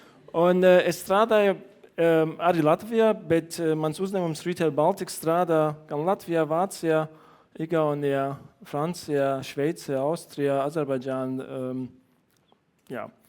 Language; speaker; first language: Latvian; non-native, learner; German